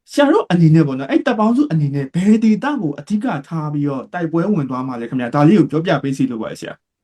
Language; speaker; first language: Burmese; native; Burmese